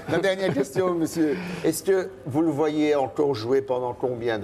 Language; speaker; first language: French; native; French